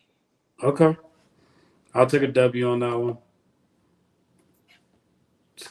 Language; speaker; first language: English; native; English